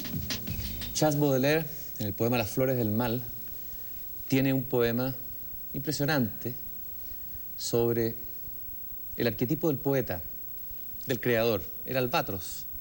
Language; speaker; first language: Spanish; native; Spanish